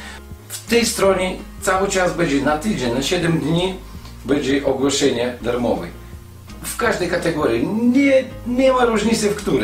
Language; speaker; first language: Polish; non-native, fluent; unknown